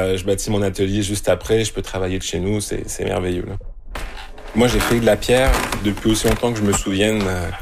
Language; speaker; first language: French; native; French